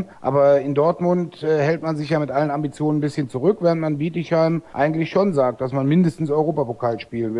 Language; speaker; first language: German; native; German